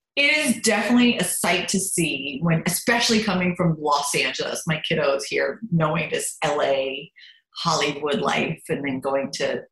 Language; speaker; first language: English; early bilingual, other home language; German